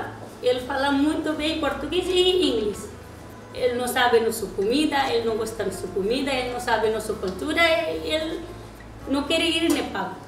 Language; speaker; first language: Portuguese; non-native, learner; Nepali